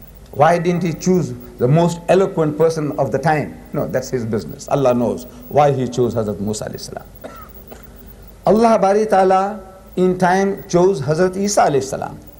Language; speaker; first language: English; early bilingual, other home language; Gujarati